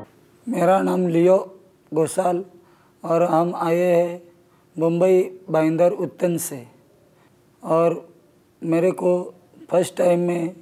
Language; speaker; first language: Hindi; non-native, local second language; Marathi